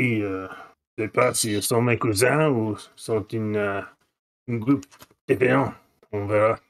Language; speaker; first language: French; non-native, fluent; English